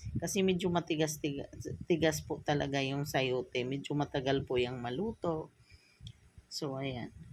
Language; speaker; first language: Filipino; native; Filipino